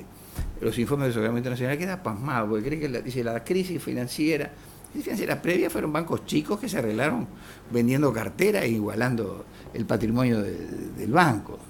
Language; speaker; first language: Spanish; native; Spanish